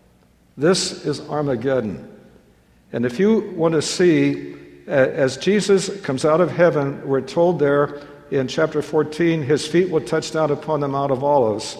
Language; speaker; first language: English; native; English